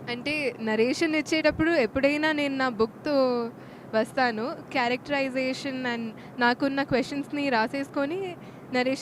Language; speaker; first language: Telugu; non-native, fluent; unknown